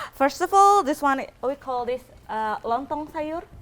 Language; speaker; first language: English; non-native, learner; Indonesian